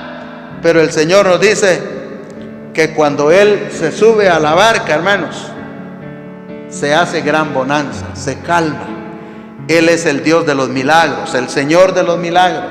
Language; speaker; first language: Spanish; native; Spanish